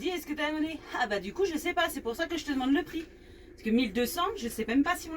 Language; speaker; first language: French; native; French